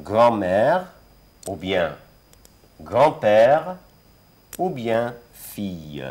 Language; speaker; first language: French; non-native, fluent; Arabic